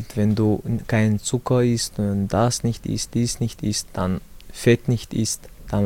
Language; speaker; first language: German; early bilingual, other home language; Chechen